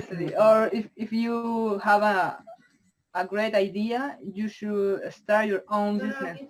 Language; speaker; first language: English; non-native, learner; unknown